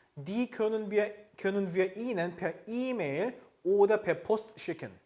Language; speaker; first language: German; non-native, fluent; Korean